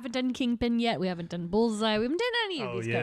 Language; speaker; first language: English; native; English